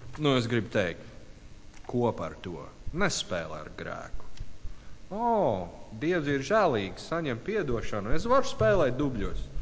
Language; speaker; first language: Latvian; non-native, learner; English